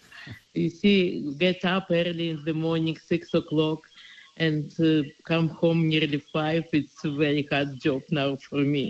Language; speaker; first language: English; non-native, learner; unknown